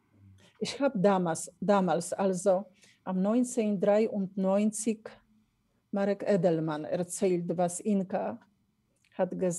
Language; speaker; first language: German; non-native, fluent; Polish